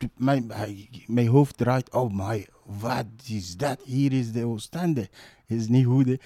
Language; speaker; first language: Dutch; non-native, learner; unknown